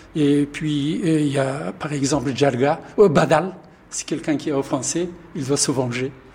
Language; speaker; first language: French; non-native, fluent; Pashto